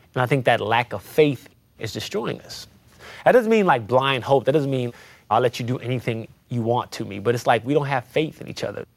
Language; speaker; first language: English; native; English